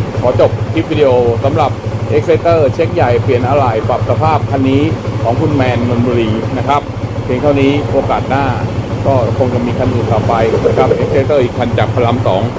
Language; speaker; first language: Thai; native; Thai